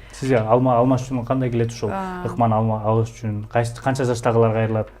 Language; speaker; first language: Kyrgyz; native; Kyrgyz